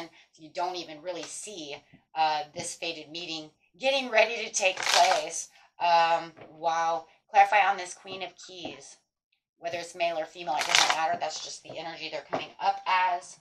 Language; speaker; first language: English; native; English